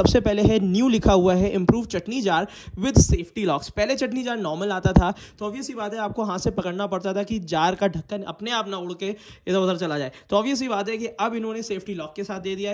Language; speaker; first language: Hindi; native; Hindi